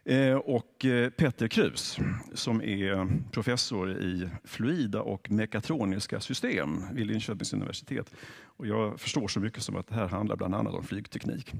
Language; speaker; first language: Swedish; native; Swedish